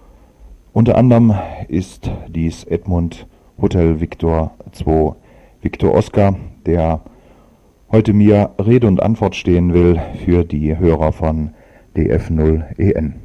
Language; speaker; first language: German; native; German